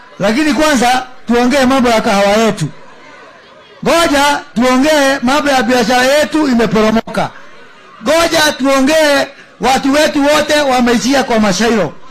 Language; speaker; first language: Swahili; non-native, local second language; Kikuyu